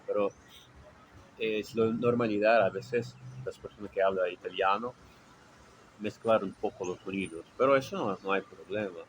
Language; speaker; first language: Spanish; non-native, learner; Portuguese